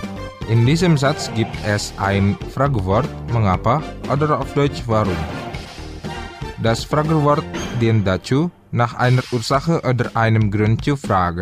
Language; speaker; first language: German; non-native, fluent; Indonesian